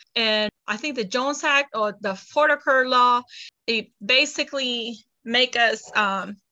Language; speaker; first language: English; non-native, fluent; Spanish